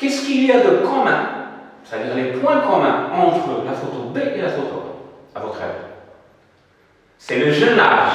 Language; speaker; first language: French; non-native, local second language; Arabic